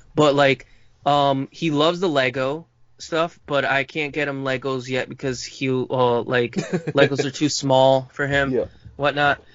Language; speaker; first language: English; non-native, fluent; Spanish